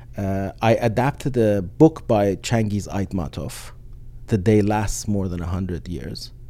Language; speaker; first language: English; non-native, fluent; Persian